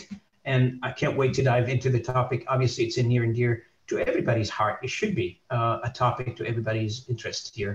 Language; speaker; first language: English; non-native, fluent; Arabic